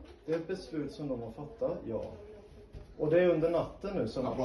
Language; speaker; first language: Swedish; native; Swedish